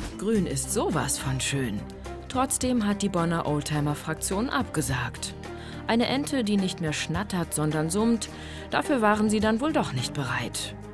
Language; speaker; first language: German; native; German